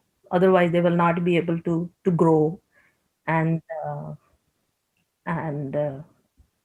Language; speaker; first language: English; non-native, local second language; Punjabi